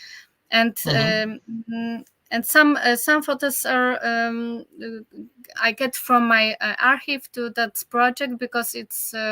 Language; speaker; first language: English; non-native, learner; Polish